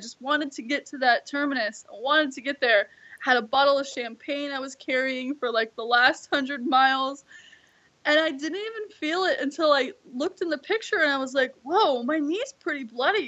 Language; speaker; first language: English; native; English